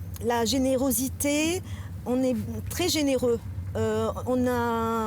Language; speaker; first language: French; non-native, local second language; Arabic